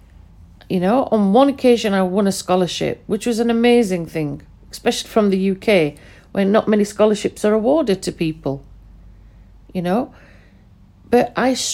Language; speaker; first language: English; non-native, local second language; Pashto